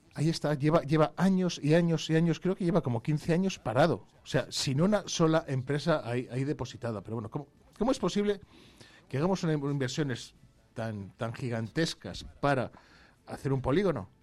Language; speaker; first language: Spanish; native; Spanish